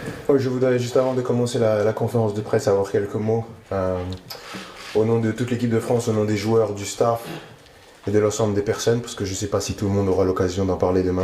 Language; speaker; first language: French; native; French